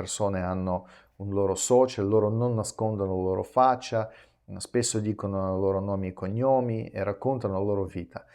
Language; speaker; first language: Italian; non-native, fluent; Russian